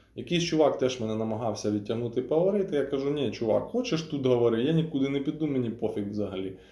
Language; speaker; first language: Ukrainian; non-native, local second language; Russian